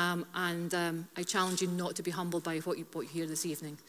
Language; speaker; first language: English; native; English